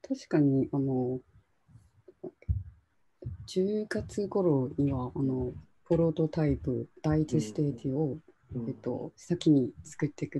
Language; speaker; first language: Japanese; non-native, local second language; Chinese